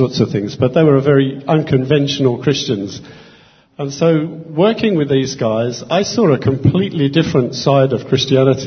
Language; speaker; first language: English; native; English